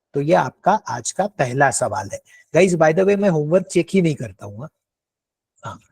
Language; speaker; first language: Hindi; non-native, local second language; Marathi